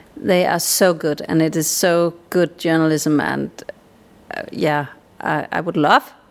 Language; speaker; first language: English; non-native, fluent; Danish